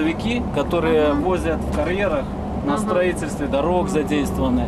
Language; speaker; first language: Russian; native; Russian